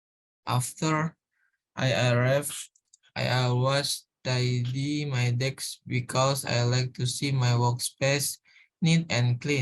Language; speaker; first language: English; non-native, learner; Indonesian